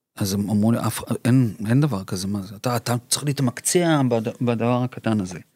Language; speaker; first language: Hebrew; early bilingual, other home language; Spanish